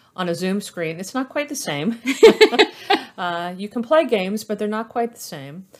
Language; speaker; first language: English; native; English